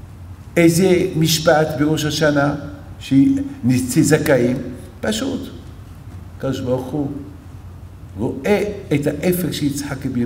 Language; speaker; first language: Hebrew; non-native, fluent; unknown